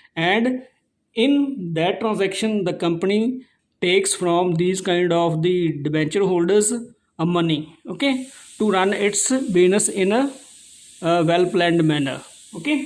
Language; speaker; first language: English; non-native, local second language; Punjabi